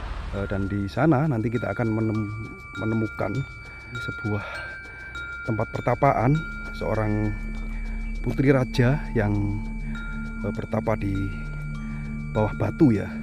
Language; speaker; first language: Indonesian; native; Indonesian